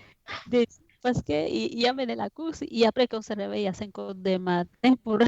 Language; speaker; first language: French; non-native, fluent; Spanish